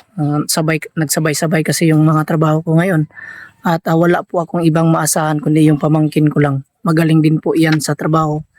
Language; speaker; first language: Filipino; non-native, local second language; Cebuano